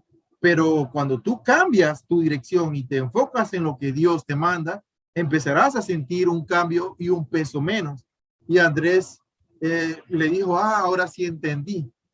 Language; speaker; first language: Spanish; native; Spanish